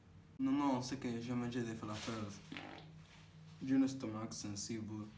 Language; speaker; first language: French; non-native, learner; Spanish